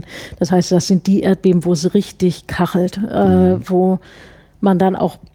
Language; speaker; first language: German; native; German